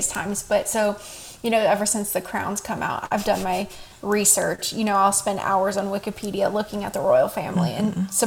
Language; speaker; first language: English; native; English